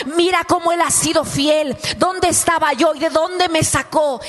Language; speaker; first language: Spanish; native; Spanish